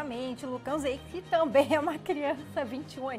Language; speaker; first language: Portuguese; native; Portuguese